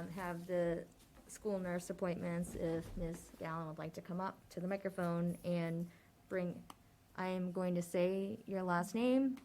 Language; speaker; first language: English; native; English